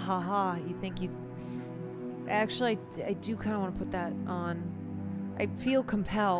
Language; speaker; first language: English; native; English